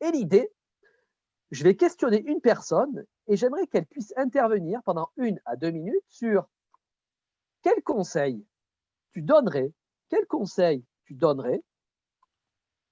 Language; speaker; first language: French; native; French